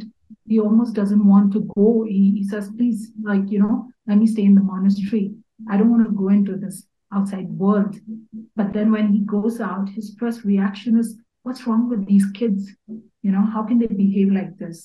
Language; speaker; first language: English; non-native, local second language; Kachhi